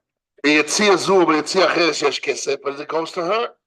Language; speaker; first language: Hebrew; non-native, fluent; English